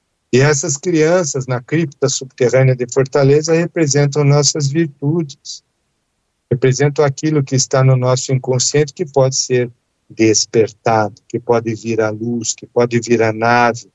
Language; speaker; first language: Portuguese; native; Portuguese